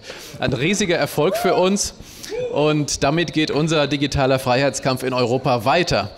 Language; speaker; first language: German; native; German